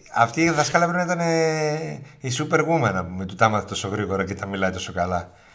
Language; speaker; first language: Greek; native; Greek